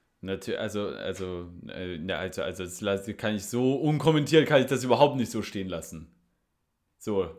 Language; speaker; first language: German; native; German